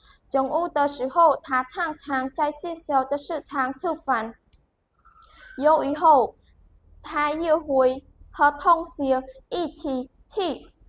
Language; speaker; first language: Chinese; non-native, learner; Khmer